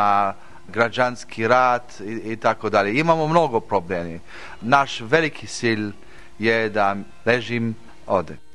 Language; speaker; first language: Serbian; early bilingual, heritage; English